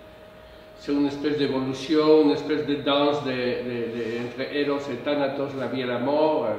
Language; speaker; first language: French; non-native, fluent; Spanish